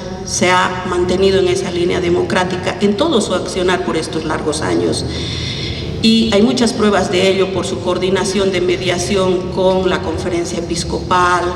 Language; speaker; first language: Spanish; native; Spanish